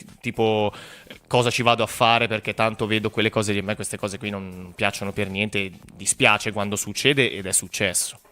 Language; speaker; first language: Italian; native; Italian